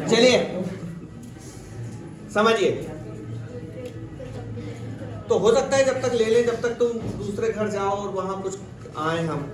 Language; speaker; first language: Hindi; native; Hindi